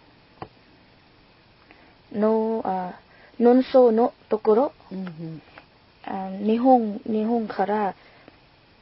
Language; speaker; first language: Japanese; non-native, learner; Lao